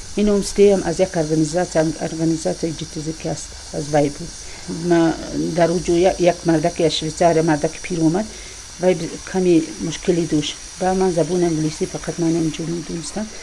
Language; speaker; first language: Tajik; non-native, local second language; Shughni